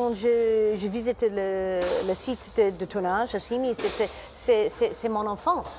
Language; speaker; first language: French; non-native, learner; English